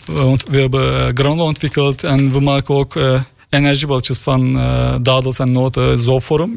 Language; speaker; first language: Dutch; non-native, learner; Turkish